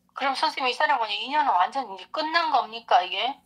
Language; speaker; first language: Korean; native; Korean